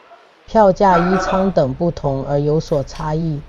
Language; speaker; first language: Chinese; native; Chinese